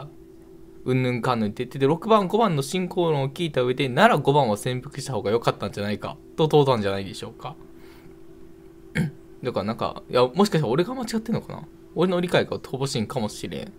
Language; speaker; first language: Japanese; native; Japanese